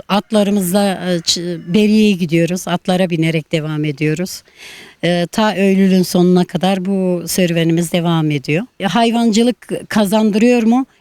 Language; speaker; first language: Turkish; non-native, local second language; Kurdish